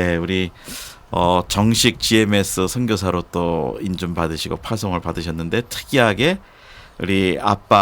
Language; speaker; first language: Korean; native; Korean